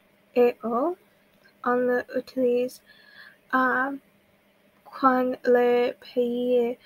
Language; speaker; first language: French; non-native, learner; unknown